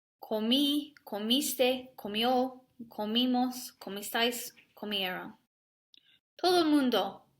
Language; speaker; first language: Spanish; non-native, learner; English